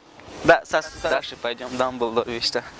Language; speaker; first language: Russian; non-native, local second language; Tajik